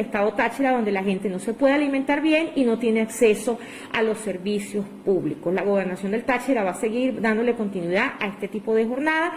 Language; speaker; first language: Spanish; native; Spanish